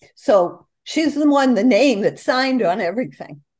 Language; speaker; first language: English; native; English